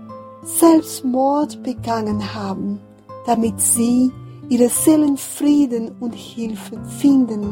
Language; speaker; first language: German; non-native, fluent; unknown